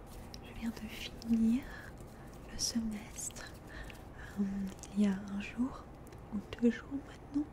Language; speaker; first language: French; early bilingual, heritage; French